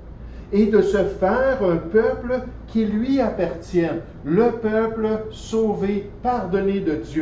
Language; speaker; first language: French; native; French